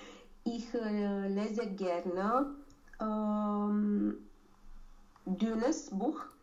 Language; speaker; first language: German; non-native, learner; Romanian